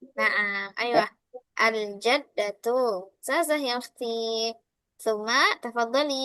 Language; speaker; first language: Arabic; non-native, fluent; Indonesian